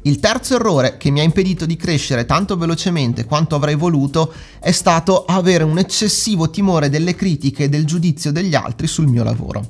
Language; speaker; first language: Italian; native; Italian